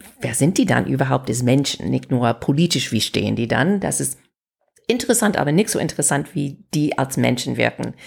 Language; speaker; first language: German; non-native, fluent; English